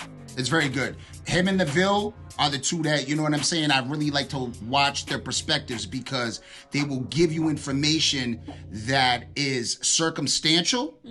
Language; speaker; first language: English; native; English